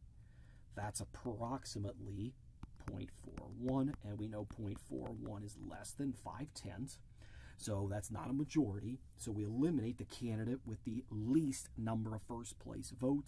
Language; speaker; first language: English; native; English